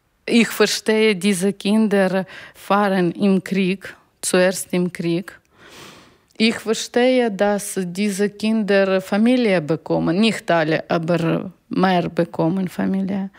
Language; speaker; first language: German; non-native, learner; Ukrainian